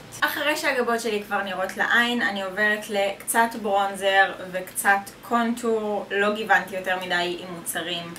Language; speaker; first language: Hebrew; native; Hebrew